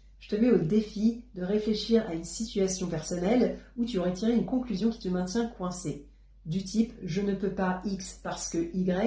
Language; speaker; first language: French; native; French